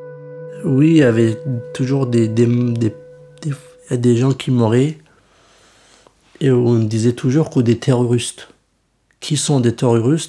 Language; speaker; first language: French; early bilingual, other home language; Kurdish